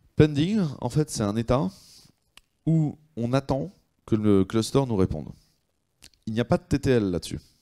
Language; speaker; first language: French; native; French